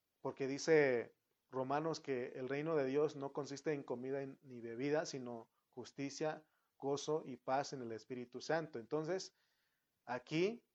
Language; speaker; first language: Spanish; native; Spanish